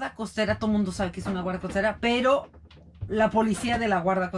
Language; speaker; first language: Spanish; native; Spanish